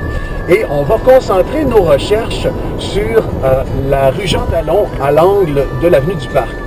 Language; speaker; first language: French; native; French